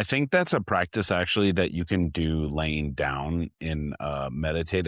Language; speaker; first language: English; native; English